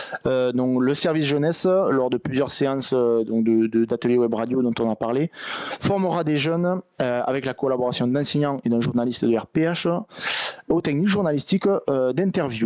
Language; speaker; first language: French; native; French